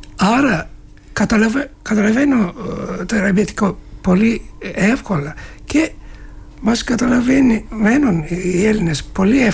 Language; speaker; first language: Greek; non-native, fluent; Turkish